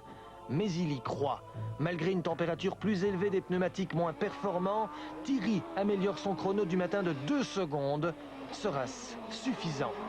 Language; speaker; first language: French; native; French